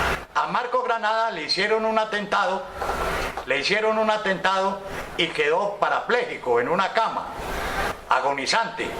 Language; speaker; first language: Spanish; native; Spanish